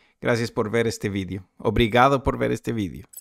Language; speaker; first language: Portuguese; non-native, learner; Spanish